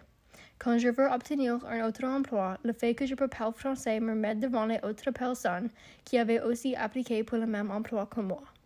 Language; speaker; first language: French; non-native, local second language; English